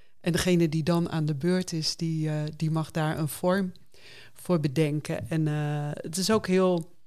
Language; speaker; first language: Dutch; native; Dutch